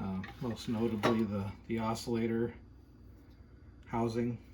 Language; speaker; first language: English; native; English